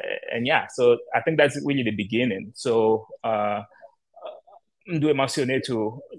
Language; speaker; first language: English; non-native, fluent; Haitian Creole